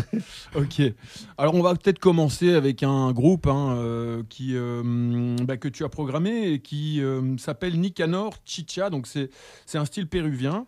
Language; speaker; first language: French; native; French